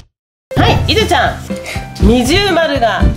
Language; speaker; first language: Japanese; native; Japanese